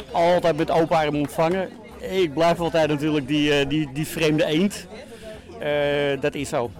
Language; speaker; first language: Dutch; native; Dutch